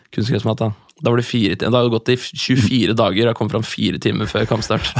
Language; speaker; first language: Norwegian; native; Norwegian